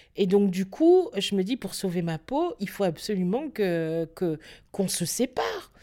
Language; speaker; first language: French; native; French